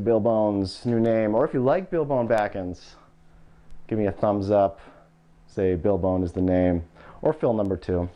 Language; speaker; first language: English; native; English